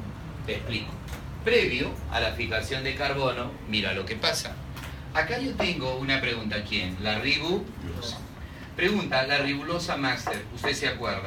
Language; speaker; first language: Spanish; native; Spanish